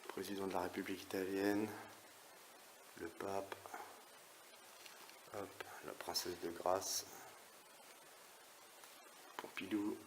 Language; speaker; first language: French; native; French